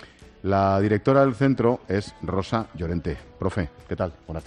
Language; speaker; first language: Spanish; native; Spanish